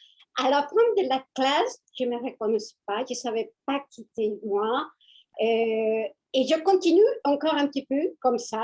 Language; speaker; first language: French; non-native, fluent; Spanish